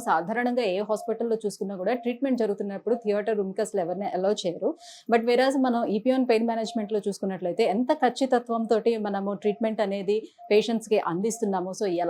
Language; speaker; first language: Telugu; native; Telugu